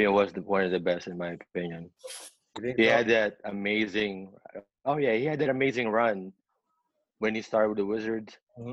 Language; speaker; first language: English; non-native, local second language; Filipino